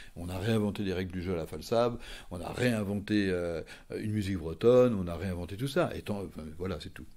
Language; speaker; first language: French; native; French